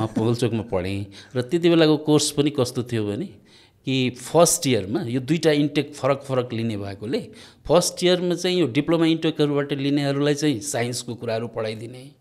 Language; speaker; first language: Nepali; non-native, local second language; Maithili